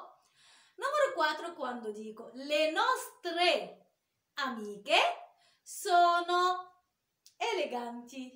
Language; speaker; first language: Italian; non-native, fluent; Arabic